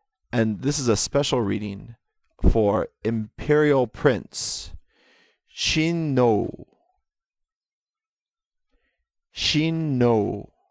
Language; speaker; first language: English; native; English